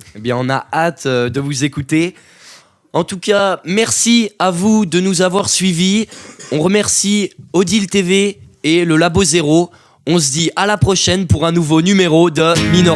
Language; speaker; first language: French; native; French